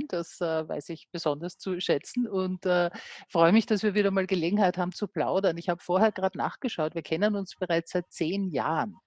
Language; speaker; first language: German; native; German